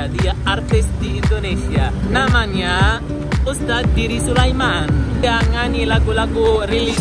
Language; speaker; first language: Indonesian; non-native, learner; Arabic